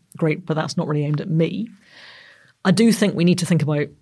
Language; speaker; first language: English; native; English